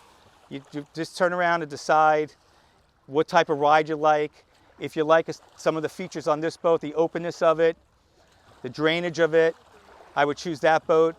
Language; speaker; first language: English; native; English